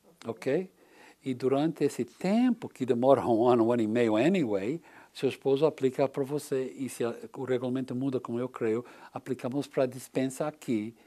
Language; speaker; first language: Portuguese; non-native, learner; English